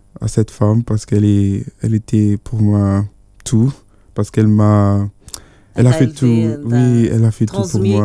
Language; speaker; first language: French; non-native, fluent; Yoruba